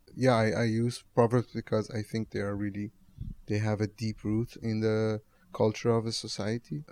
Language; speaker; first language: English; non-native, fluent; Persian